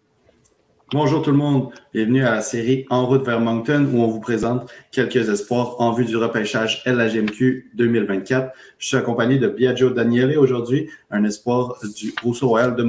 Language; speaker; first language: French; native; French